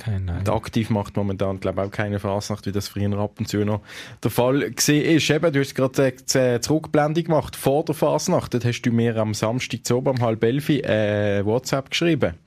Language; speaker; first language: German; native; German